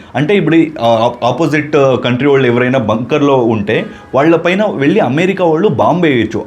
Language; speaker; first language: Telugu; non-native, local second language; Kannada